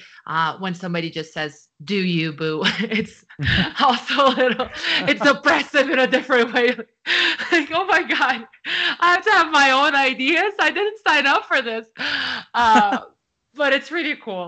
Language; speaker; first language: English; non-native, fluent; Portuguese